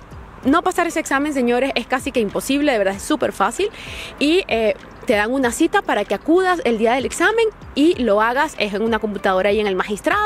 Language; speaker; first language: Spanish; native; Spanish